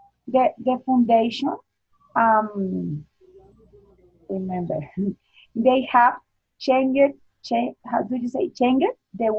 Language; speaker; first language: English; non-native, learner; Spanish